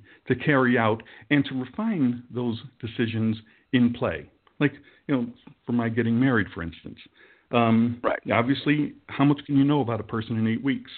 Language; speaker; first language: English; native; English